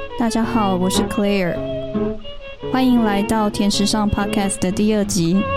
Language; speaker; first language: Chinese; native; Chinese